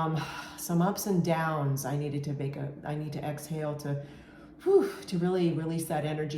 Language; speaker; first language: English; native; English